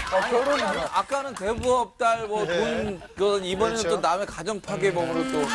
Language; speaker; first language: Korean; native; Korean